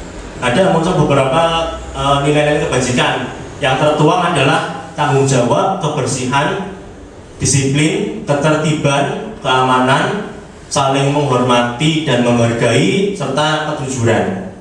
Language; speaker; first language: Indonesian; native; Indonesian